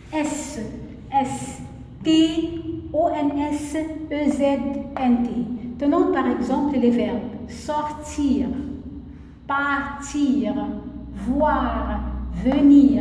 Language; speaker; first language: French; non-native, fluent; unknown